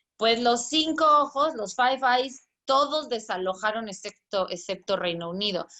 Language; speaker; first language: Spanish; native; Spanish